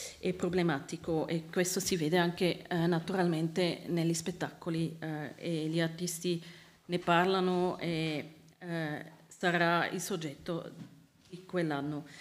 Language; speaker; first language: Italian; non-native, learner; Swiss German